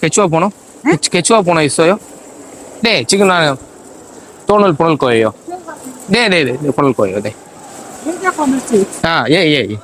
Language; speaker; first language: Korean; non-native, learner; Tamil